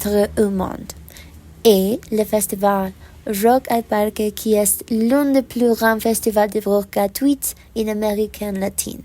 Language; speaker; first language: French; non-native, learner; Spanish